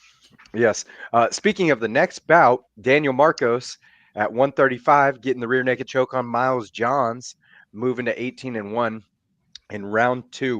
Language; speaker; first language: English; native; English